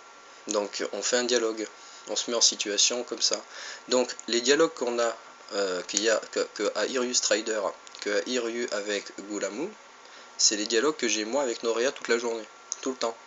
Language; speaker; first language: French; native; French